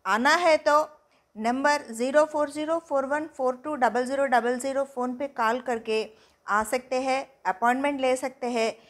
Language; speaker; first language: Hindi; non-native, local second language; Telugu